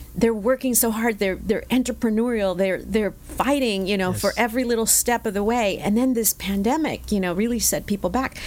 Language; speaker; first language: English; early bilingual, other home language; Spanish